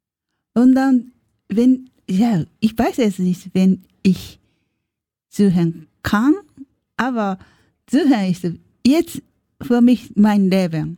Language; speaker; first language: German; non-native, learner; Japanese